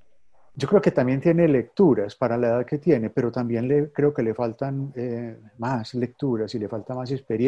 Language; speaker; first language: Spanish; native; Spanish